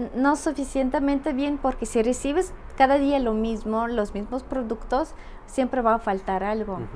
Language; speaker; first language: Spanish; non-native, fluent; Russian